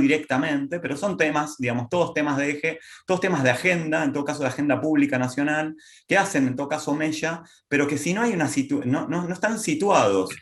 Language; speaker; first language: Spanish; native; Spanish